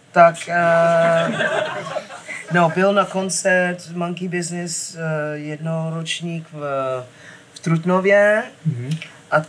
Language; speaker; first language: Czech; non-native, fluent; English